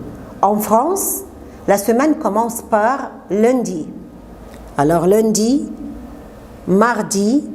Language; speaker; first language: French; non-native, fluent; Arabic